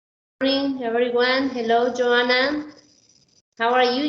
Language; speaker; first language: English; non-native, learner; Spanish